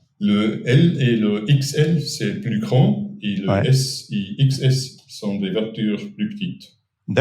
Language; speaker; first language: French; non-native, fluent; German